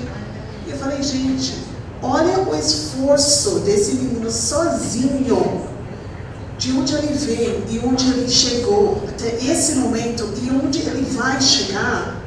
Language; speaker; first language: Portuguese; non-native, fluent; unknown